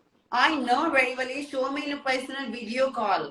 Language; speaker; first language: English; non-native, learner; Hindi